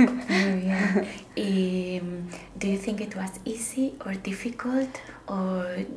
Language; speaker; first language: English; non-native, fluent; Spanish